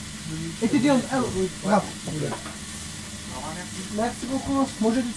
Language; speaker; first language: French; non-native, learner; Turkish